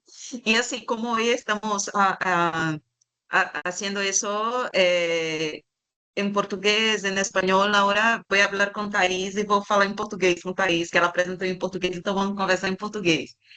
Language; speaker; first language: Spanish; non-native, fluent; Portuguese